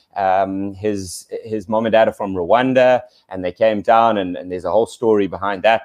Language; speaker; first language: English; native; English